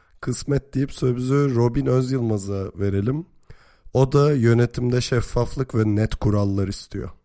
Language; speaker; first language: Turkish; native; Turkish